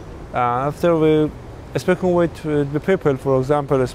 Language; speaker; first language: English; non-native, learner; Persian